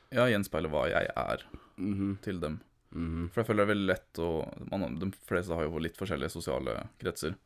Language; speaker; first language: Norwegian; early bilingual, other home language; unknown